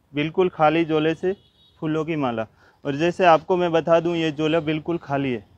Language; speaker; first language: Hindi; native; Hindi